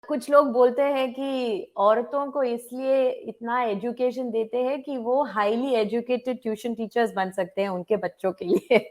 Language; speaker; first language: Hindi; non-native, fluent; Malayalam